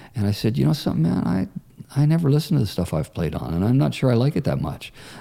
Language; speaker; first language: English; native; English